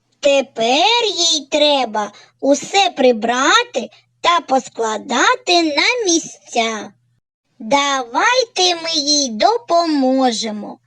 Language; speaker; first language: Ukrainian; native; Ukrainian